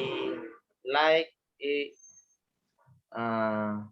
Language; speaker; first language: English; non-native, learner; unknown